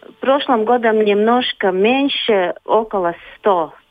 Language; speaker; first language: Russian; non-native, local second language; Latvian